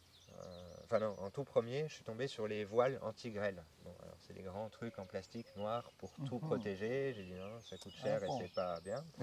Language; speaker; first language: French; native; French